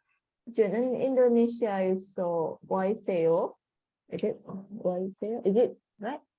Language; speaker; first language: Korean; non-native, learner; Indonesian